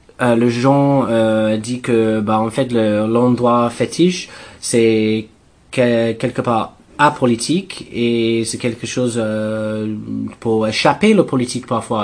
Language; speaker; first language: French; non-native, learner; English